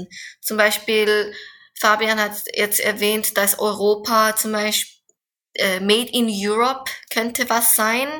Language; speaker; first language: German; non-native, fluent; Korean